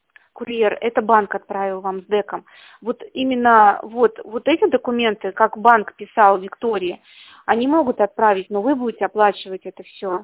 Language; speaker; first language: Russian; native; Russian